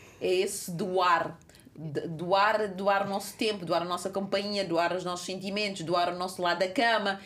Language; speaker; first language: Portuguese; non-native, local second language; Kabuverdianu